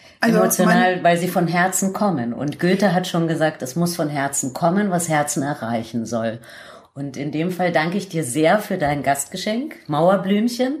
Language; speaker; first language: German; native; German